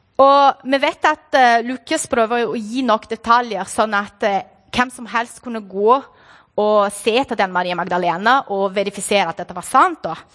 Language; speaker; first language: Norwegian; non-native, fluent; Portuguese